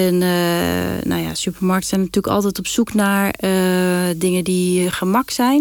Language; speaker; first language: Dutch; native; Dutch